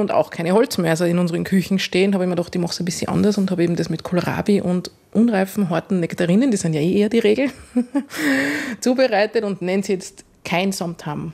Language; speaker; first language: German; native; German